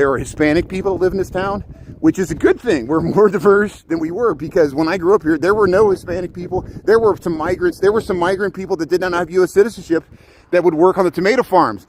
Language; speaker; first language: English; native; English